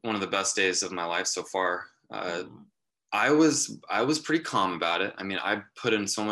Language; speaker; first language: English; native; English